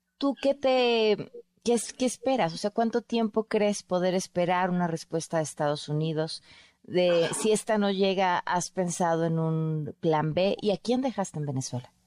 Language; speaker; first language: Spanish; native; Spanish